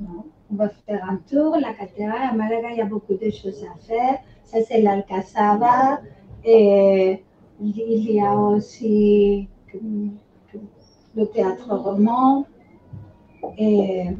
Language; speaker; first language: French; non-native, fluent; Spanish